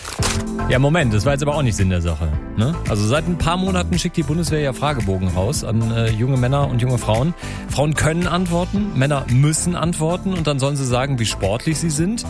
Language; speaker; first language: German; native; German